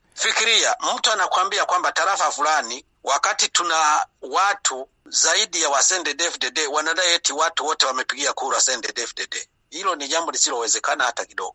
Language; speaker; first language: Swahili; non-native, local second language; Rundi